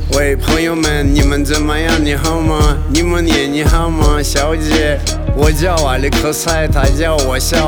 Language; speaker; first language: Chinese; non-native, learner; Russian